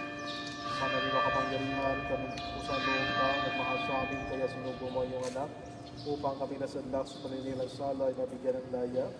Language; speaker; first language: Filipino; native; Filipino